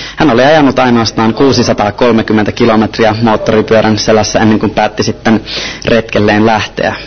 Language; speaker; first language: Finnish; native; Finnish